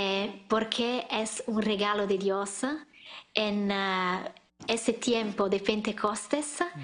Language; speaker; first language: Spanish; non-native, fluent; Italian